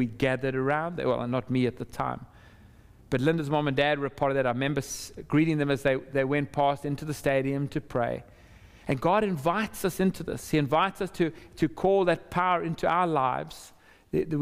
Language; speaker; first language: English; native; English